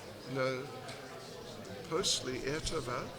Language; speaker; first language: Russian; non-native, learner; English